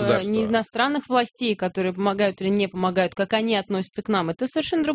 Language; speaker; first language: Russian; native; Russian